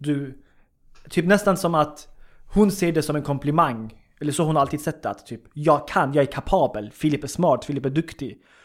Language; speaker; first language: Swedish; early bilingual, other home language; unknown